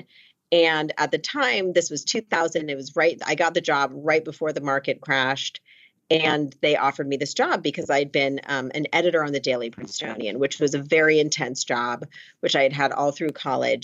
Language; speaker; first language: English; native; English